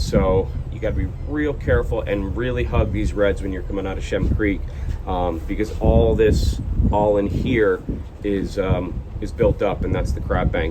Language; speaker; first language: English; native; English